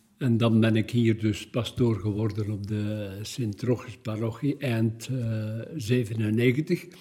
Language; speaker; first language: Dutch; native; Dutch